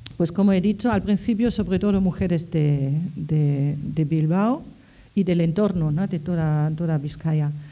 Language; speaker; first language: Spanish; non-native, fluent; German